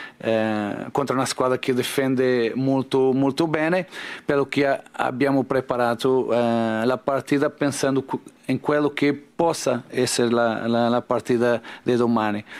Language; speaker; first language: Italian; non-native, learner; Portuguese